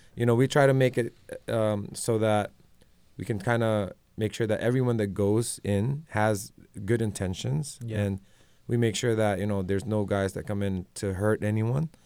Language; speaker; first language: English; non-native, local second language; Filipino